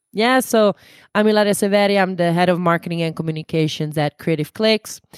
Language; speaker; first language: English; non-native, fluent; Italian